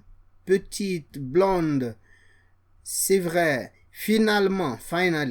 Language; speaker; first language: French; non-native, fluent; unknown